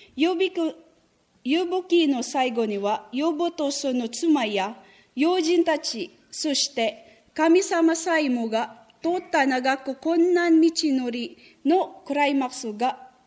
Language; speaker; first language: Japanese; non-native, fluent; Filipino